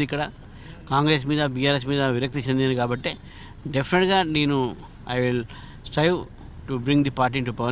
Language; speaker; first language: Telugu; native; Telugu